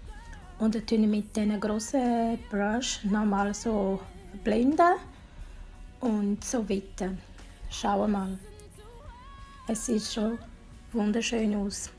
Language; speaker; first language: German; non-native, learner; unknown